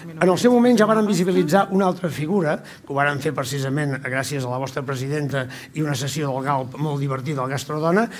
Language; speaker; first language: Catalan; native; Catalan